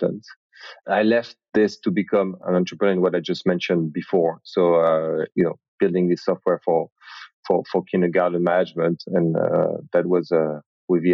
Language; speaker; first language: English; non-native, fluent; French